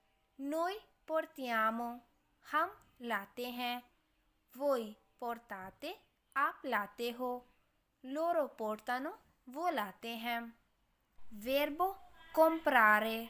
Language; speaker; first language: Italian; non-native, learner; Urdu